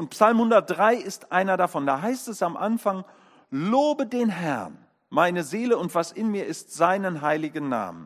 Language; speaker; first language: German; native; German